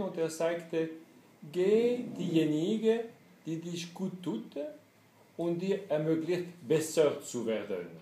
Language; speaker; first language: German; non-native, fluent; French